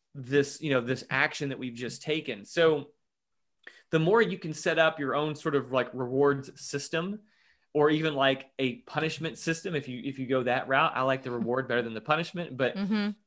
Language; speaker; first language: English; native; English